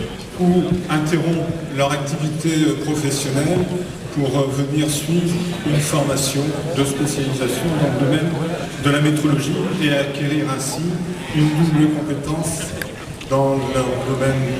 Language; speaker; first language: French; native; French